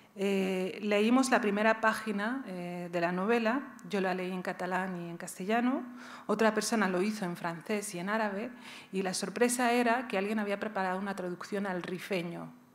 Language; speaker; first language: Spanish; early bilingual, other home language; Riffian